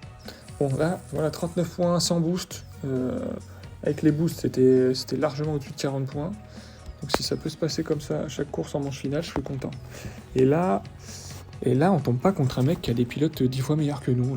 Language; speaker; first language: French; native; French